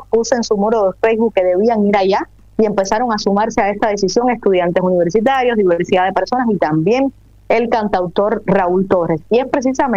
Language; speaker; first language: Spanish; native; Spanish